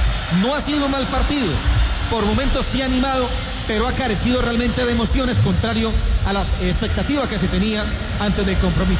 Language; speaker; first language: Spanish; native; Spanish